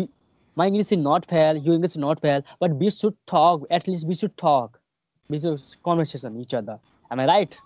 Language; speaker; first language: English; non-native, learner; Hindi